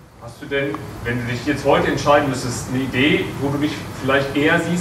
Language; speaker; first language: German; native; German